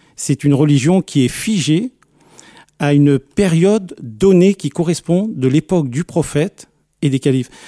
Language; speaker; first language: French; native; French